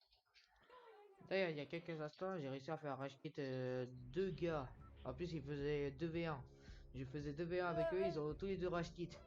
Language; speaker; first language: French; native; French